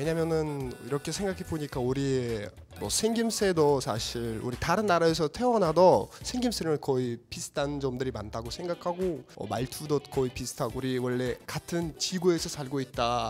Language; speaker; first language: Korean; non-native, fluent; Uzbek